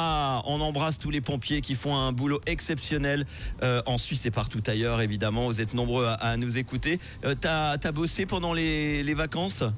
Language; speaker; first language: French; native; French